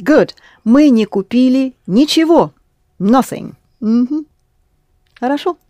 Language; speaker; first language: Russian; non-native, fluent; English